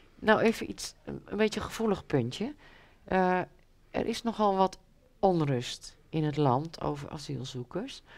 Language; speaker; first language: Dutch; native; Dutch